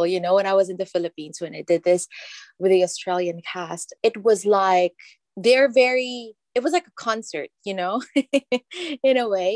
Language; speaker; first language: English; non-native, local second language; Filipino